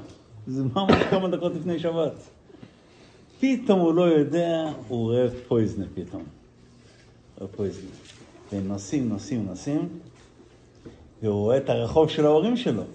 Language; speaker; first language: Hebrew; non-native, fluent; Yiddish